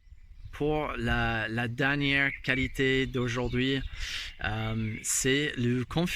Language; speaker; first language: French; non-native, fluent; English